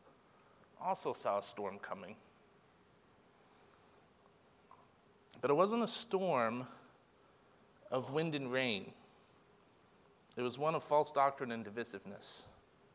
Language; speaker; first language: English; native; English